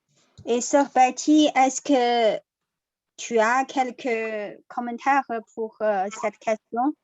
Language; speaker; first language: French; non-native, learner; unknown